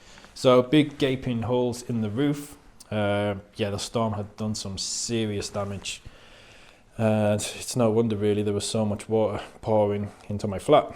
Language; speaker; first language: English; native; English